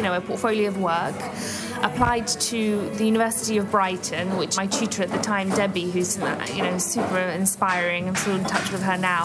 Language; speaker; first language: English; native; English